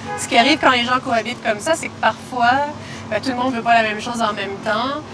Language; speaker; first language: French; native; French